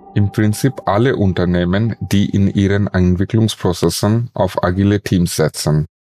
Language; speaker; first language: German; non-native, fluent; Bangla